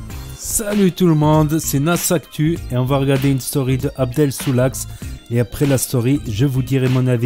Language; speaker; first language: French; early bilingual, other home language; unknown